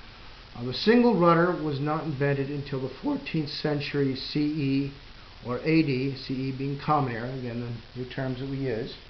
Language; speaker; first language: English; native; English